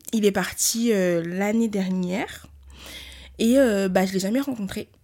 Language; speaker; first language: French; early bilingual, other home language; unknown